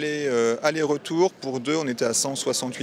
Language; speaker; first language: French; native; French